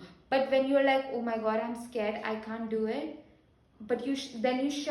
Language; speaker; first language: English; non-native, local second language; Hindi